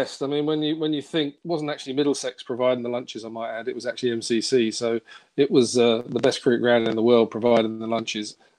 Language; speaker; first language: English; native; English